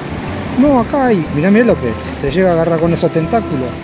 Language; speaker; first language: Spanish; native; Spanish